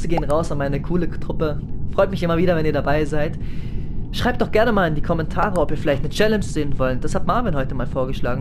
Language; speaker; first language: German; native; German